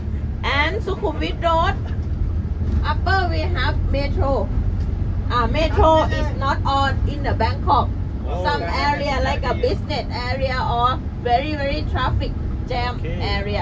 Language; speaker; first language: English; non-native, learner; Thai